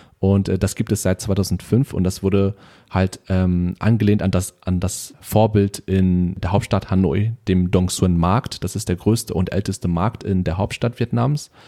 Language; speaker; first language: German; native; German